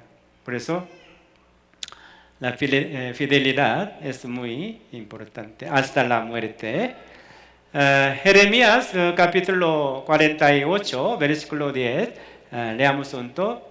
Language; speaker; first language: Spanish; non-native, fluent; Korean